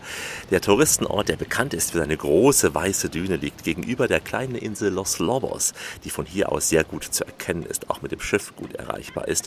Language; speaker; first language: German; native; German